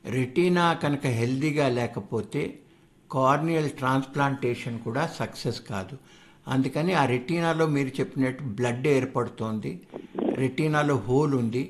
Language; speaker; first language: Telugu; native; Telugu